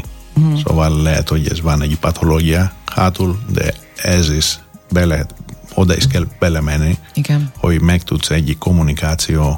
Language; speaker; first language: Hungarian; non-native, fluent; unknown